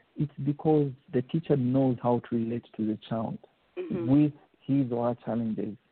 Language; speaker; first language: English; non-native, local second language; Bemba